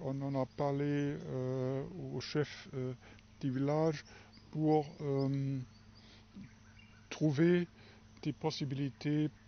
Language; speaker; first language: French; non-native, fluent; German